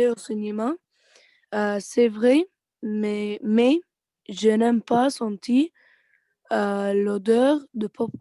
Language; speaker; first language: French; non-native, learner; Arabic